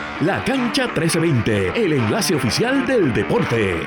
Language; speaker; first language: Spanish; native; Spanish